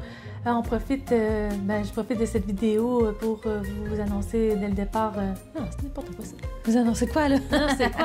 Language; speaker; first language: French; native; French